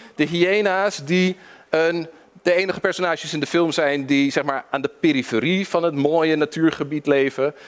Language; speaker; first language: Dutch; early bilingual, other home language; English